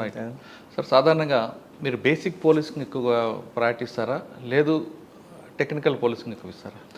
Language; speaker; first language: Telugu; native; Telugu